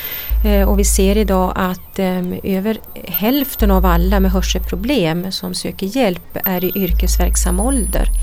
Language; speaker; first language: Swedish; native; Swedish